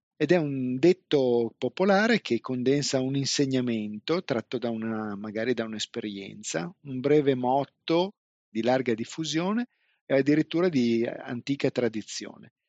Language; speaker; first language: Italian; native; Italian